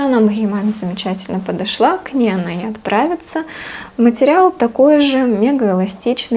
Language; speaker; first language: Russian; native; Russian